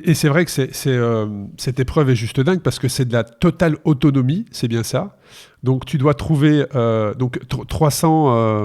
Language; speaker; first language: French; native; French